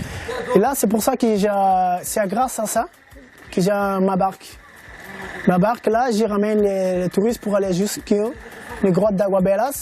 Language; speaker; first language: French; non-native, learner; Kabuverdianu